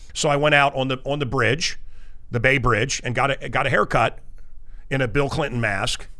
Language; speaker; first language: English; native; English